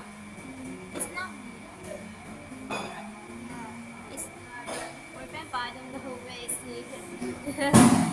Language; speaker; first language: English; non-native, learner; Korean